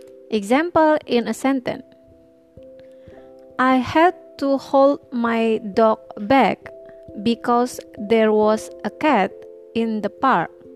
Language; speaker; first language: English; non-native, fluent; Indonesian